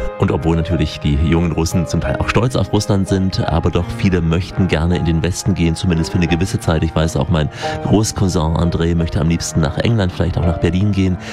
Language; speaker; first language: German; native; German